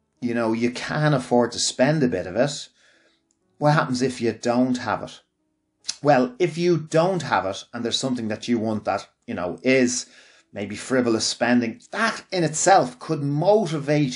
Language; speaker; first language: English; native; English